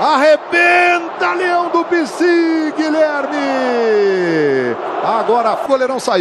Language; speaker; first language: Portuguese; native; Portuguese